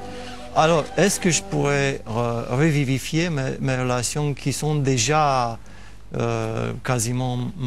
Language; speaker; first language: French; non-native, fluent; Romanian